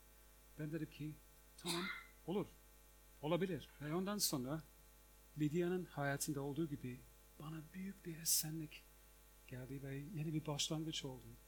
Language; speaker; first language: Turkish; non-native, fluent; English